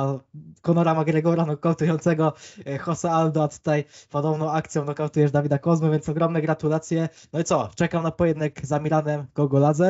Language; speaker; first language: Polish; native; Polish